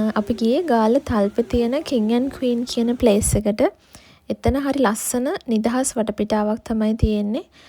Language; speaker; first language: Sinhala; native; Sinhala